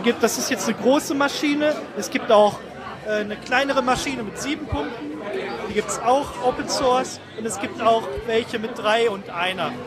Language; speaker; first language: German; native; German